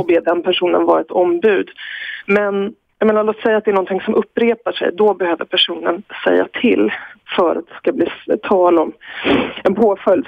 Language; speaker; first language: Swedish; native; Swedish